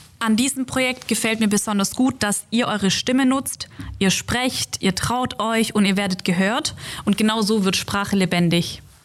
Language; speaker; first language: German; native; German